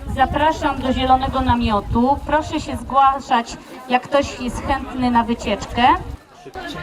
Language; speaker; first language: Polish; native; Polish